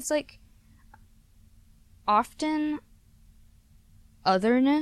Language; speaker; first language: English; native; English